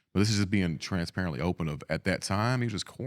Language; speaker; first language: English; native; English